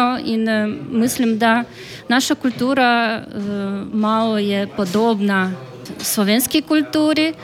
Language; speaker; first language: Slovenian; non-native, learner; Ukrainian